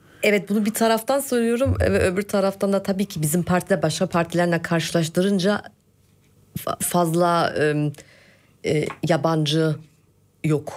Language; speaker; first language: Turkish; early bilingual, heritage; Turkish